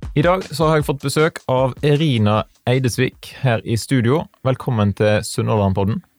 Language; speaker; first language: Norwegian; native; Norwegian